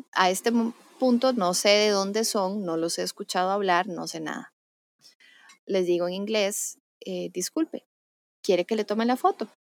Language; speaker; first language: Spanish; native; Spanish